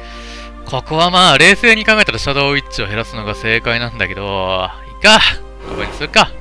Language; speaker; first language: Japanese; native; Japanese